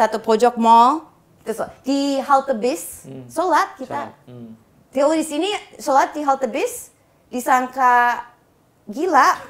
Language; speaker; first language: Indonesian; non-native, fluent; English